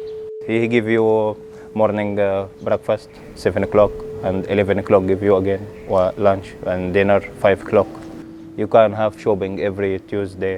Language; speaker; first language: English; non-native, learner; Arabic